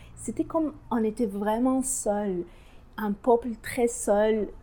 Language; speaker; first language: French; non-native, learner; Persian